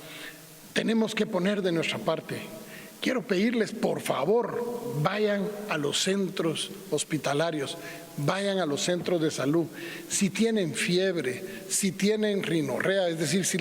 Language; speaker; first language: Spanish; native; Spanish